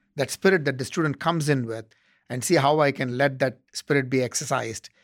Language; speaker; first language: English; non-native, local second language; Tamil